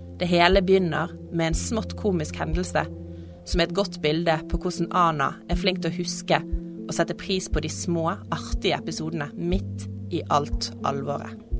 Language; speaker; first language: Norwegian; native; Norwegian